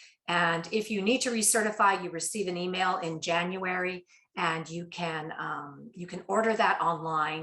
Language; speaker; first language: English; native; English